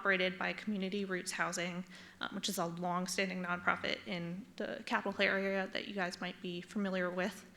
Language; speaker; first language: English; native; English